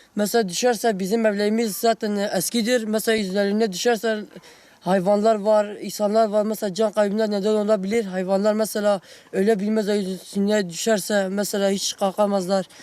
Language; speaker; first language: Turkish; non-native, local second language; Kurdish